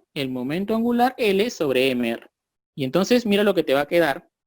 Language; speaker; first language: Spanish; native; Spanish